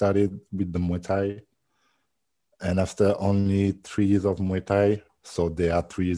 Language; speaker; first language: English; non-native, learner; French